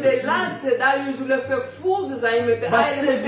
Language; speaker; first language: Dutch; non-native, learner; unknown